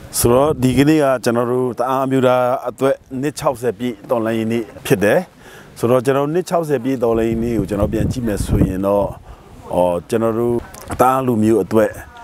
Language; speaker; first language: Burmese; non-native, local second language; Shwe Palaung